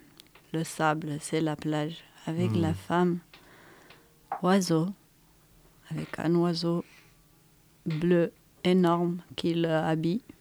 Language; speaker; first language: French; non-native, fluent; Romanian